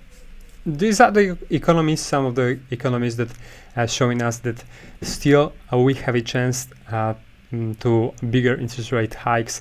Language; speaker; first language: English; non-native, fluent; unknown